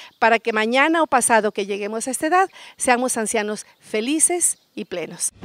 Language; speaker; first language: Spanish; native; Spanish